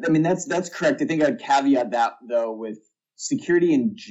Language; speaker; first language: English; native; English